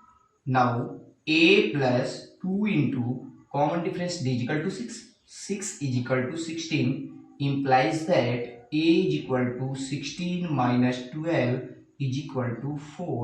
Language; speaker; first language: English; non-native, local second language; Hindi